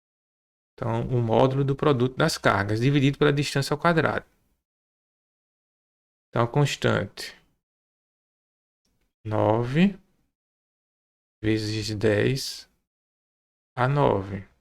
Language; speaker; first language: Portuguese; native; Portuguese